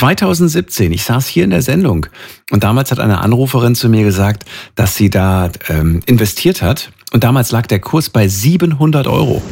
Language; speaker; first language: German; native; German